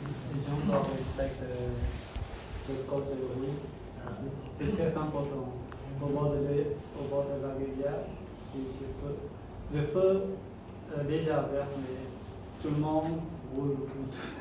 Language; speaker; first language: French; non-native, learner; Khmer